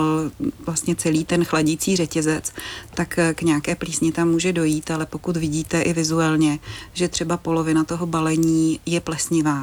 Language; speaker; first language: Czech; native; Czech